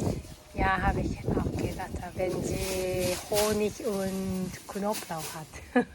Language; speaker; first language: German; non-native, learner; Japanese